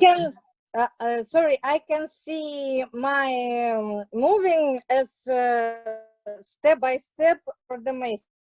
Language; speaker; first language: English; non-native, learner; Russian